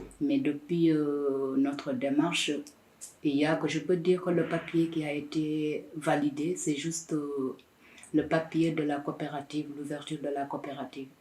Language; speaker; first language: French; non-native, local second language; Wolof